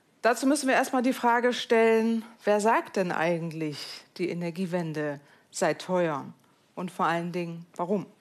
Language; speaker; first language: German; native; German